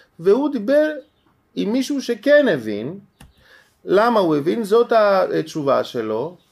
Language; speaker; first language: Hebrew; non-native, fluent; Greek